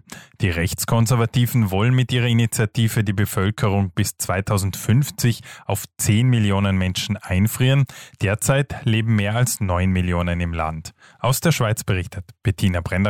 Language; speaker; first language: German; native; German